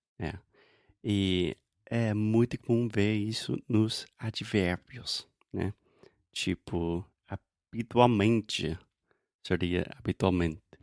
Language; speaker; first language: Portuguese; non-native, fluent; English